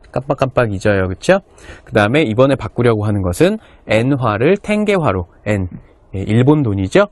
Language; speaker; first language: Korean; native; Korean